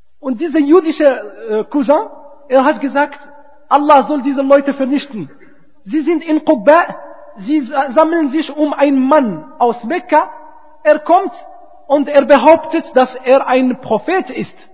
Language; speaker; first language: German; non-native, fluent; Arabic